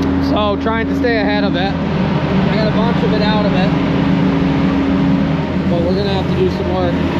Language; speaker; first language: English; native; English